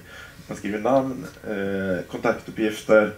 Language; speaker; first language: Swedish; native; Swedish